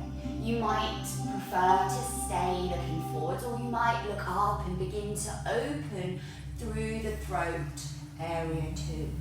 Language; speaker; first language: English; native; English